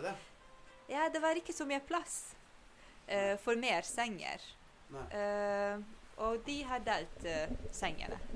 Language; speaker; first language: Norwegian; non-native, fluent; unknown